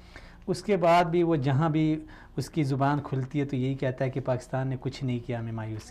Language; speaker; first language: Urdu; native; Urdu